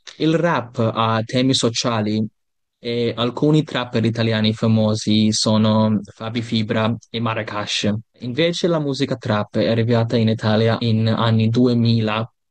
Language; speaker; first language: Italian; non-native, learner; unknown